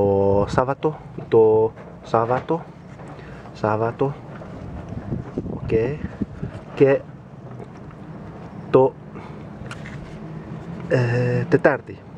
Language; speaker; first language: Greek; non-native, learner; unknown